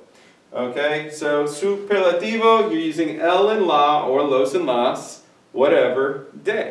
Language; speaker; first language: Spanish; non-native, fluent; English